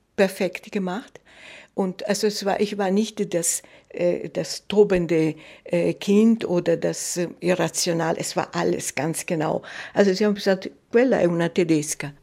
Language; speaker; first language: German; non-native, fluent; Italian